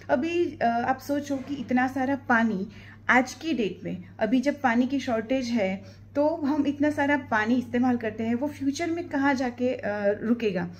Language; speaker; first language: Hindi; non-native, local second language; Gujarati